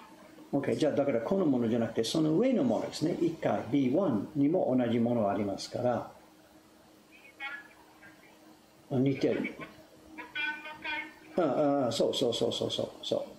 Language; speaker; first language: Japanese; non-native, fluent; English